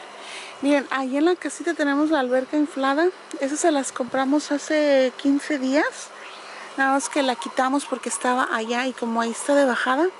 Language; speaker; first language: Spanish; native; Spanish